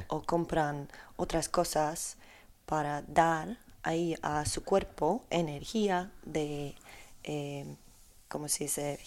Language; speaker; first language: Spanish; non-native, learner; Polish